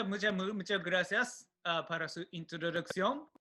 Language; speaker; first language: Spanish; non-native, fluent; Japanese